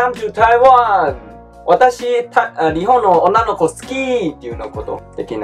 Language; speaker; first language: Japanese; non-native, learner; Chinese